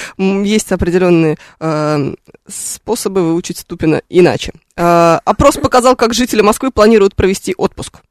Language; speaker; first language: Russian; native; Russian